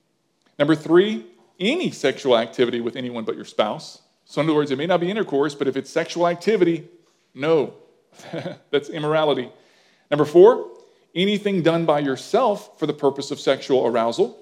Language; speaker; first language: English; native; English